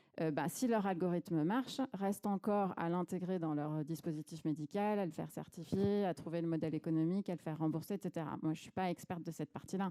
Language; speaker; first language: French; native; French